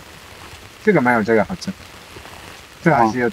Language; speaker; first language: Chinese; non-native, fluent; Slovak